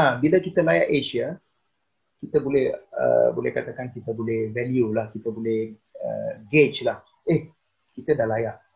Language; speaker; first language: Malay; non-native, local second language; Tamil